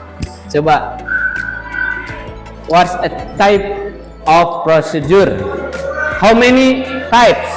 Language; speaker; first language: English; non-native, learner; Indonesian